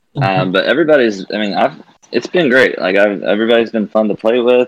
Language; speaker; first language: English; native; English